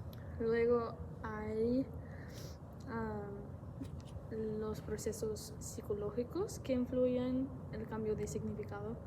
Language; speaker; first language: Spanish; non-native, fluent; English